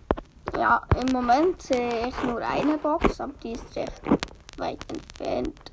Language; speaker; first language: German; native; German